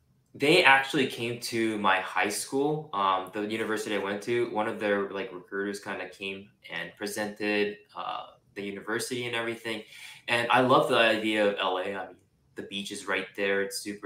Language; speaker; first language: English; non-native, local second language; Japanese